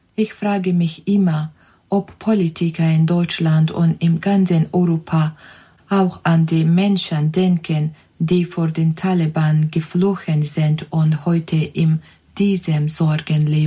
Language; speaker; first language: German; non-native, fluent; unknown